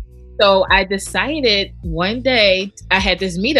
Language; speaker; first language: English; native; English